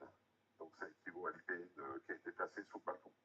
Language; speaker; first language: French; native; French